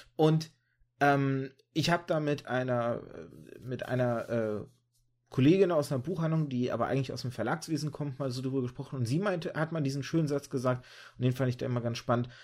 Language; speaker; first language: German; early bilingual, other home language; Russian